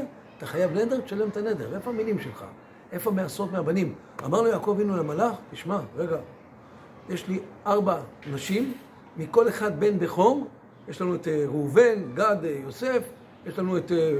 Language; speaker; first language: Hebrew; native; Hebrew